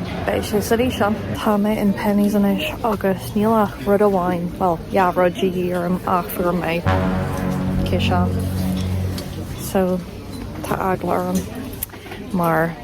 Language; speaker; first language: Irish; non-native, local second language; English